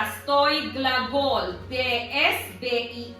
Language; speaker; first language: Russian; non-native, learner; Tajik